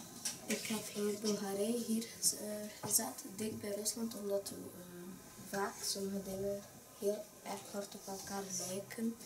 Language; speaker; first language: Dutch; early bilingual, other home language; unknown